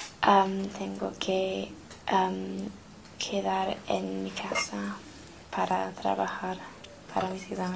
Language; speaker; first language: Spanish; non-native, learner; English